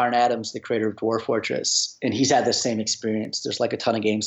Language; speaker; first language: English; native; English